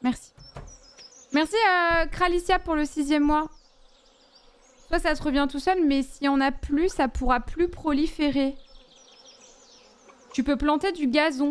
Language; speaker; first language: French; native; French